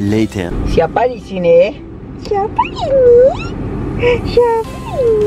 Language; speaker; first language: Indonesian; non-native, learner; Turkish